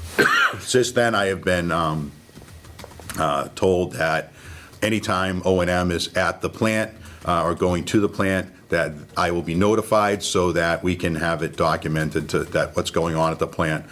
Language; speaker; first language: English; native; English